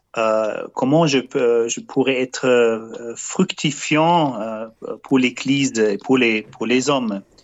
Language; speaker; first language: French; non-native, fluent; German